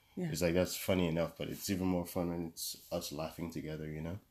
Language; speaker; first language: English; non-native, local second language; Yoruba